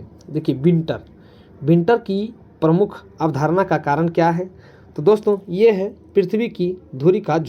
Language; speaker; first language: Hindi; native; Hindi